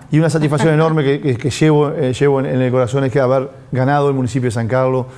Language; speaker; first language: Spanish; native; Spanish